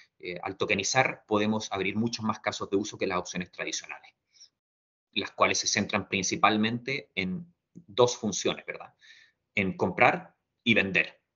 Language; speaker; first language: Spanish; native; Spanish